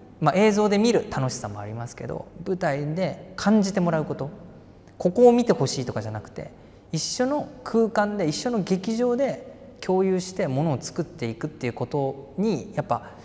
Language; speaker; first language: Japanese; native; Japanese